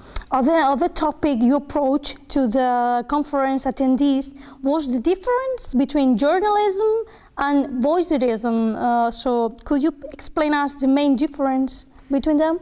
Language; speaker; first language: English; non-native, fluent; Spanish